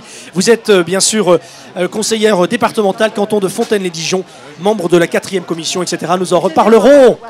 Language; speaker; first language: French; native; French